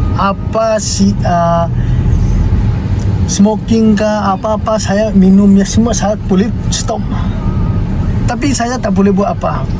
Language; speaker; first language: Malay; non-native, learner; Tedim Chin